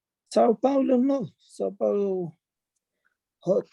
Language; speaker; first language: Portuguese; non-native, learner; Arabic